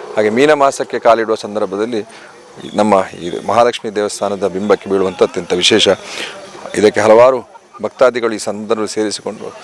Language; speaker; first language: Kannada; native; Kannada